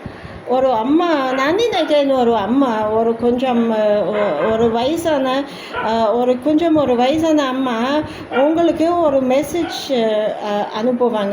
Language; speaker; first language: Tamil; non-native, learner; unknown